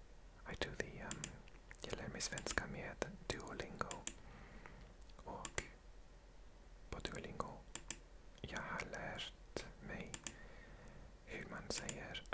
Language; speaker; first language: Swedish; non-native, learner; English